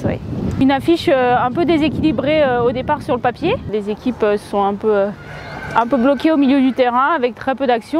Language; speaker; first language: French; native; French